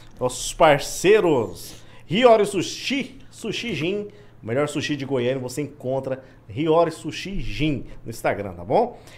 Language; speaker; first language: Portuguese; native; Portuguese